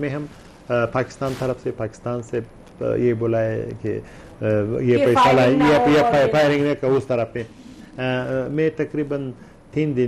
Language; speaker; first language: Hindi; non-native, learner; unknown